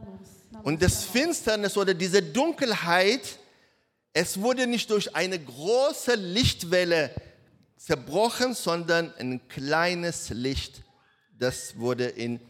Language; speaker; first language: German; non-native, learner; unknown